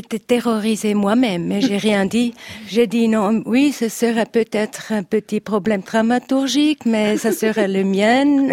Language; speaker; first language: French; non-native, learner; Italian